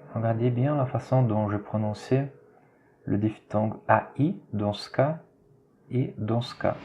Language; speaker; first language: French; non-native, fluent; Portuguese